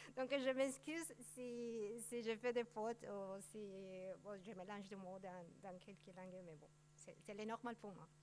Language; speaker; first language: French; non-native, fluent; Spanish